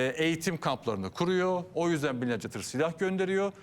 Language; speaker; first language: Turkish; native; Turkish